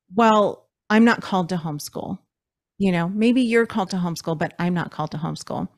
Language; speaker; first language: English; native; English